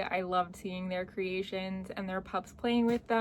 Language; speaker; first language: English; native; English